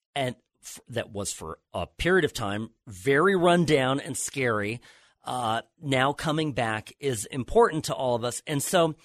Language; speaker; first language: English; native; English